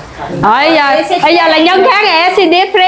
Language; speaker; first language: Portuguese; non-native, learner; Vietnamese